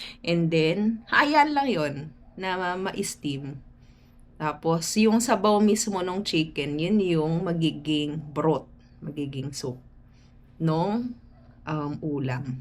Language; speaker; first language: Filipino; native; Filipino